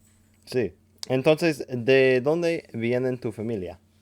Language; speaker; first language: Spanish; non-native, learner; English